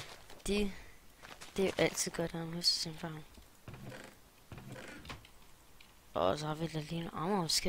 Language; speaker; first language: Danish; native; Danish